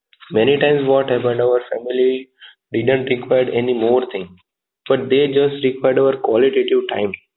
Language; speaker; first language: English; non-native, local second language; Gujarati